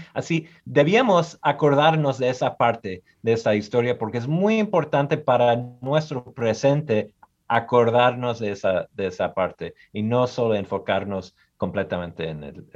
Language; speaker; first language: Spanish; early bilingual, heritage; Spanish